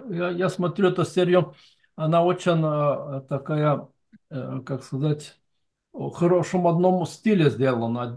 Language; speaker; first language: Russian; non-native, fluent; Lithuanian